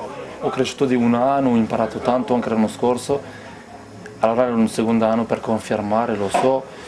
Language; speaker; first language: Italian; non-native, fluent; French